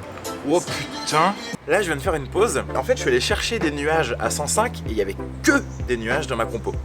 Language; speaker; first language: French; native; French